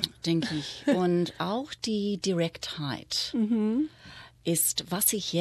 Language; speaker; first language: German; non-native, fluent; English